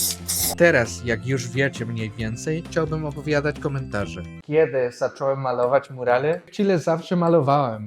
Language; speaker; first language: Polish; non-native, fluent; Spanish